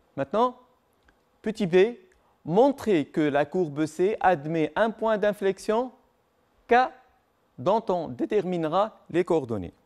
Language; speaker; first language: French; non-native, local second language; Arabic